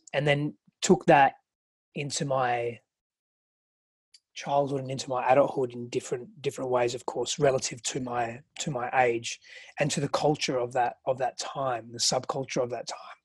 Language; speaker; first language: English; early bilingual, other home language; Greek